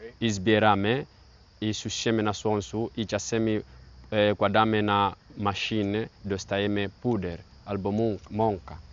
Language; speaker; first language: Polish; non-native, learner; Swahili